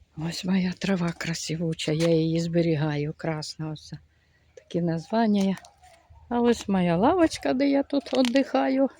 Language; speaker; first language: Ukrainian; native; Ukrainian